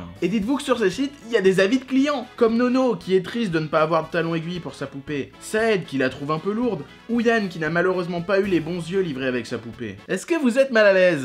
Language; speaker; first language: French; native; French